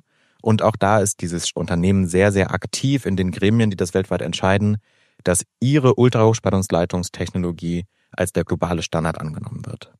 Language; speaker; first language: German; native; German